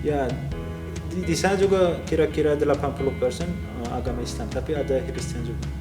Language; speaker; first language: Indonesian; non-native, fluent; Turkmen